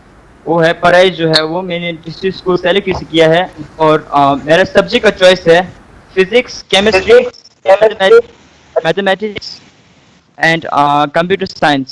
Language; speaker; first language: Hindi; non-native, local second language; Tibetan